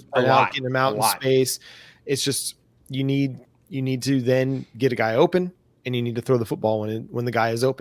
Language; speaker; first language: English; native; English